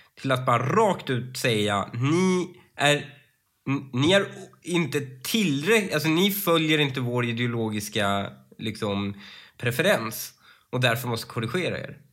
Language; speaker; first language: Swedish; early bilingual, other home language; Persian